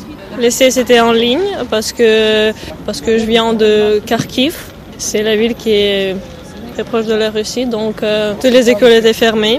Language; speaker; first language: French; non-native, fluent; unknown